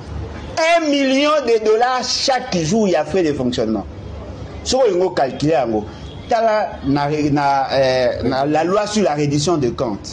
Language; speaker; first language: French; non-native, local second language; Lingala